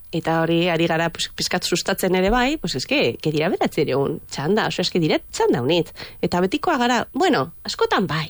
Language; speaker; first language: Basque; non-native, local second language; Spanish